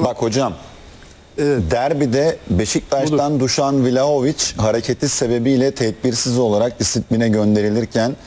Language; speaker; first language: Turkish; native; Turkish